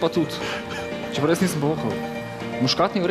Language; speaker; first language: Slovenian; native; Slovenian